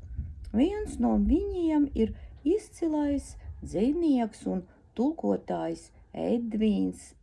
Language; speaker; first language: Latvian; non-native, local second language; Russian